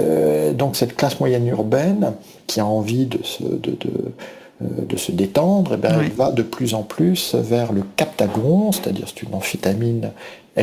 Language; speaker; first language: French; native; French